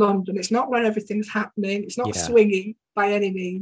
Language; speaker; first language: English; native; English